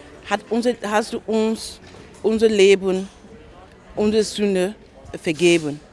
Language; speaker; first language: German; non-native, learner; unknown